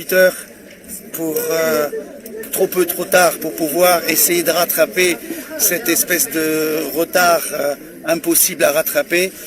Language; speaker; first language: French; non-native, local second language; Arabic